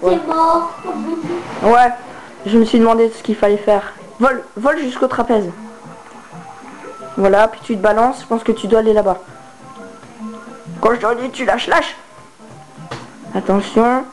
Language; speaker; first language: French; native; French